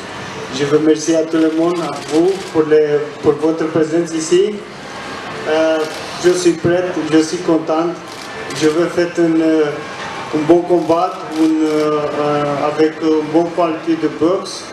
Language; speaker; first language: French; non-native, learner; Romanian